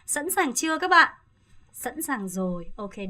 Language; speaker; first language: Vietnamese; non-native, fluent; Korean